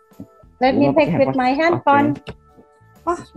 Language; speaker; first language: English; non-native, local second language; Indonesian